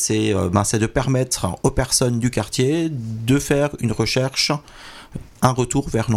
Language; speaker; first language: French; native; French